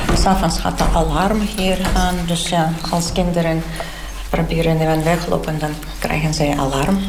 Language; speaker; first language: Dutch; non-native, learner; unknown